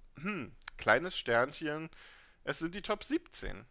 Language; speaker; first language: German; native; German